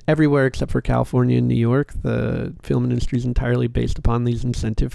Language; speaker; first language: English; native; English